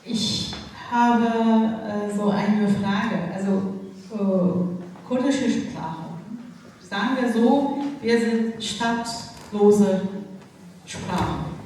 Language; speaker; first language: German; non-native, fluent; Kurdish